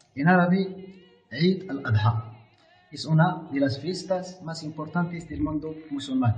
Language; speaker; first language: Spanish; non-native, learner; Arabic